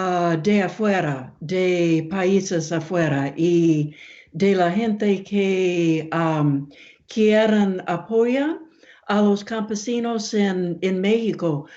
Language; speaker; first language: Spanish; non-native, learner; English